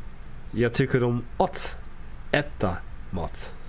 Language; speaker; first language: Swedish; non-native, learner; English